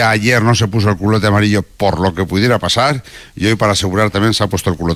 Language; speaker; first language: Spanish; native; Spanish